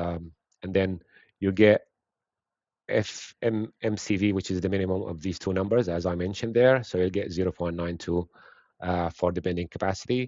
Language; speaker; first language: English; non-native, fluent; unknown